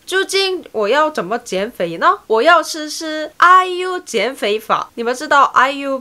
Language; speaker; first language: Chinese; non-native, fluent; Korean